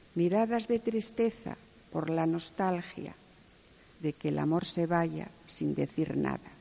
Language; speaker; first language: Spanish; native; Spanish